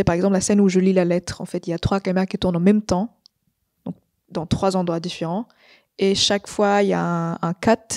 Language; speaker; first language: French; non-native, fluent; Vietnamese